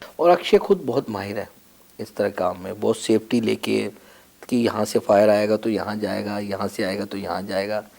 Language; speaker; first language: Hindi; native; Hindi